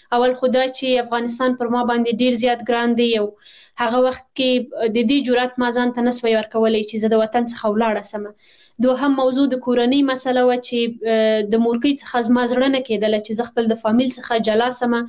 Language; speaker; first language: Pashto; non-native, local second language; Shughni